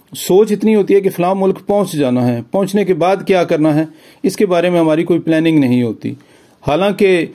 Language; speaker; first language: Urdu; non-native, local second language; Pahari-Potwari